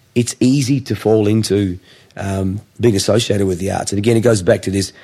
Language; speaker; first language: English; native; English